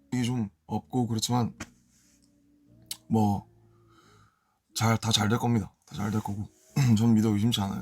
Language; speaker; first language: Korean; native; Korean